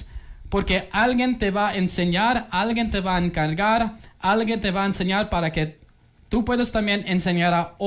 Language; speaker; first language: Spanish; early bilingual, heritage; English